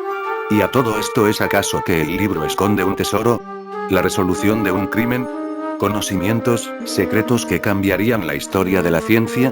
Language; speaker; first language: Spanish; native; Spanish